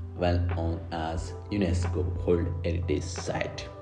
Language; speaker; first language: English; non-native, local second language; Kannada